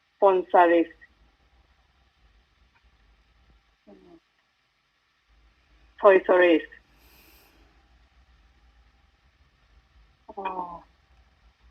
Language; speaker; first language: Assamese; non-native, learner; Japanese